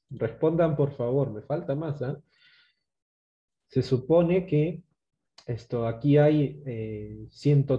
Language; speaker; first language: Spanish; native; Spanish